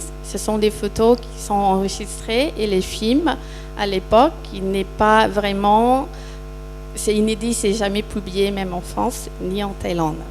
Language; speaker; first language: French; non-native, fluent; Thai